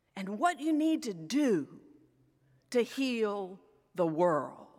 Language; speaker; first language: English; native; English